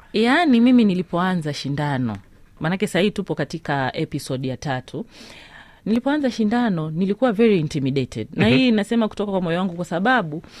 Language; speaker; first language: Swahili; native; Swahili